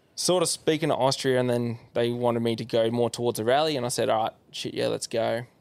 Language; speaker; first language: English; native; English